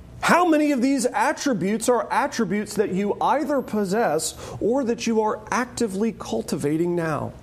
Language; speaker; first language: English; native; English